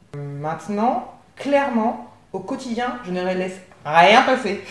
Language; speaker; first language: French; native; French